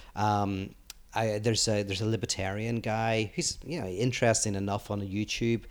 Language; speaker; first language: English; native; English